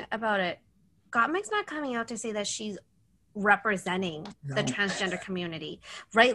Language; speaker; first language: English; native; English